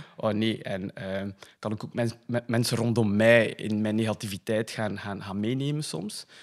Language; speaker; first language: Dutch; non-native, fluent; French